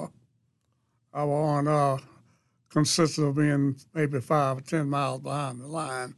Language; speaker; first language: English; native; English